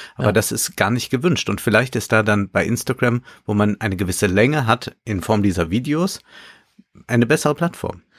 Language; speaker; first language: German; native; German